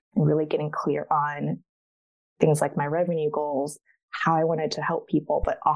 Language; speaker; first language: English; early bilingual, other home language; Chinese